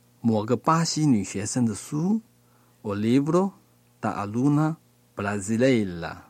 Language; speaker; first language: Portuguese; non-native, learner; Chinese